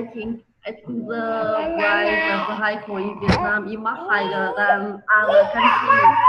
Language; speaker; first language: English; non-native, learner; Vietnamese